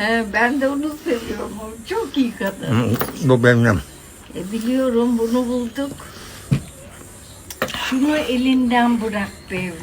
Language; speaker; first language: Turkish; native; Turkish